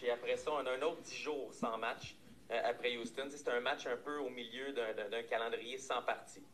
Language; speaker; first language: French; native; French